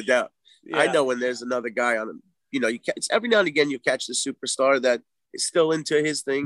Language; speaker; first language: English; native; English